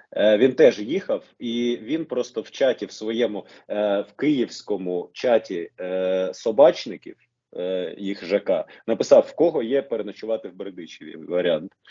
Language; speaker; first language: Ukrainian; non-native, local second language; Russian